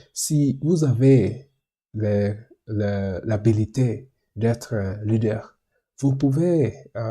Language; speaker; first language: French; non-native, learner; English